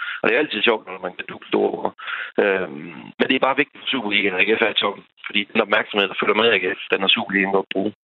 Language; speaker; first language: Danish; native; Danish